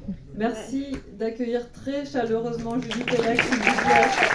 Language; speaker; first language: French; native; French